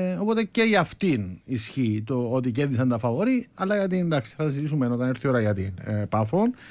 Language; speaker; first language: Greek; native; Greek